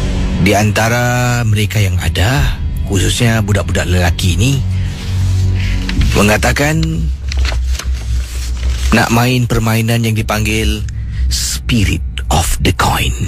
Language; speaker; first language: Malay; native; Malay